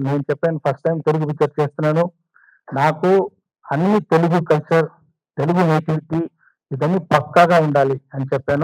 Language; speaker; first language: Telugu; non-native, fluent; Tamil